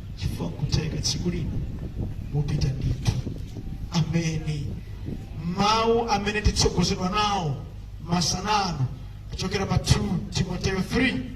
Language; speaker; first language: Nyanja; native; Nyanja